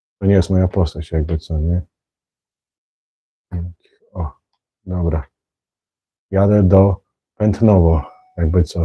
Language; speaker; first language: Polish; native; Polish